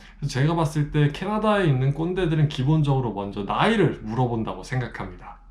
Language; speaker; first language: Korean; native; Korean